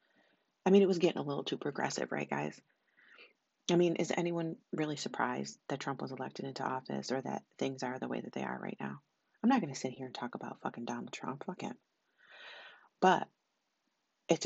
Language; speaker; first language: English; native; English